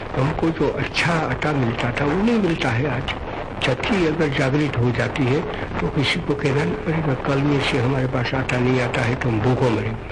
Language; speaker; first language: Hindi; non-native, local second language; Gujarati